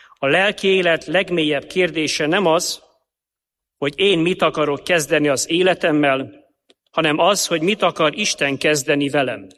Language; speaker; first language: Hungarian; native; Hungarian